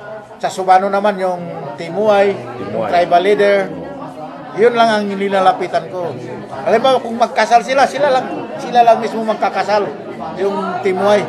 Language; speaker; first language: Filipino; non-native, local second language; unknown